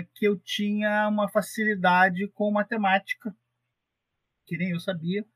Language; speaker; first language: Portuguese; native; Portuguese